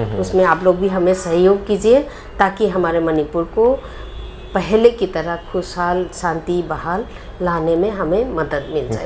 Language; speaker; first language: Hindi; non-native, local second language; Manipuri